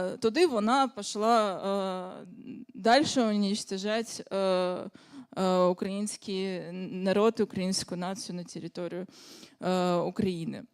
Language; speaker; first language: Ukrainian; non-native, fluent; Russian